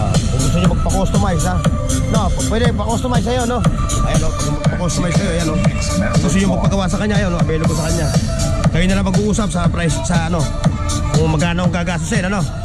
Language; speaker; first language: Filipino; native; Filipino